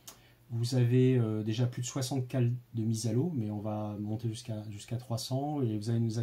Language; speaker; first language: French; native; French